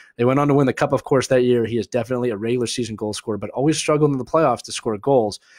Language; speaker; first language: English; native; English